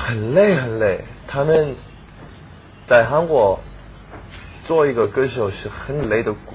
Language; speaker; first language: Chinese; non-native, learner; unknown